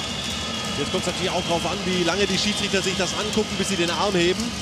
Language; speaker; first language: German; native; German